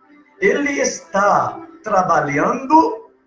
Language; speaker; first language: Portuguese; non-native, learner; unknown